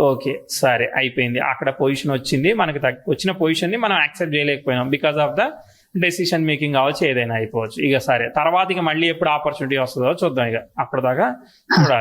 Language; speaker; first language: Telugu; native; Telugu